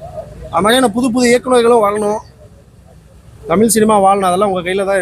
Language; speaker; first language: Tamil; native; Tamil